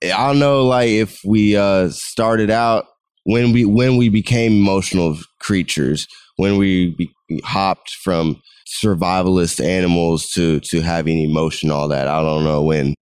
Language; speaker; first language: English; native; English